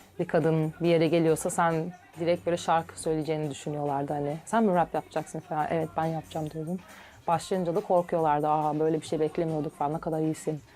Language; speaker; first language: Turkish; early bilingual, heritage; Turkish